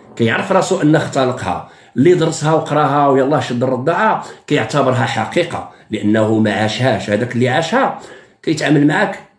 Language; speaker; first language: French; non-native, local second language; Arabic